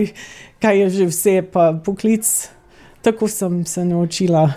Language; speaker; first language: Slovenian; early bilingual, heritage; Slovenian